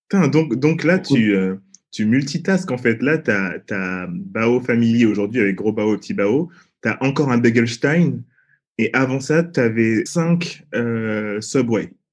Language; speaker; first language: French; native; French